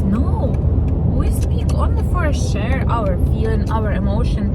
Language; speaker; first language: English; non-native, learner; Ukrainian